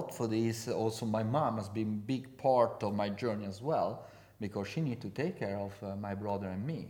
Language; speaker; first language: English; non-native, fluent; Italian